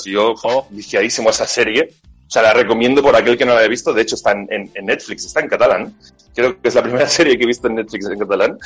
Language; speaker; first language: Spanish; native; Spanish